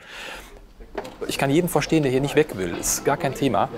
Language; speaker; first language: German; native; German